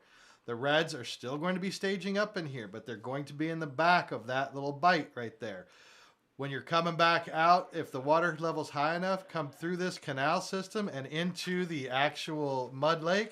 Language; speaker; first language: English; native; English